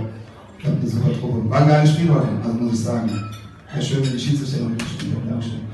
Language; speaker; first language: German; native; German